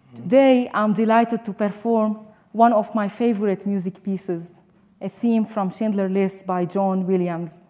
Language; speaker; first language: English; non-native, fluent; Arabic